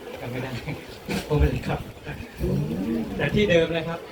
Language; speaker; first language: Thai; native; Thai